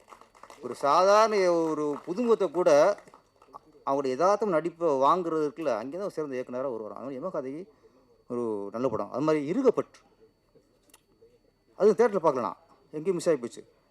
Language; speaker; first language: Tamil; native; Tamil